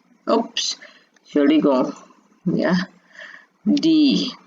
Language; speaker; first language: German; non-native, learner; Indonesian